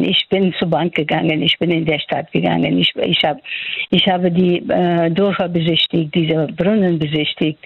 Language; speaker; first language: German; non-native, fluent; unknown